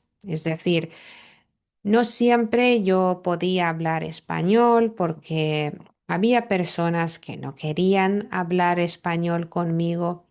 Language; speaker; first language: Spanish; non-native, fluent; Lithuanian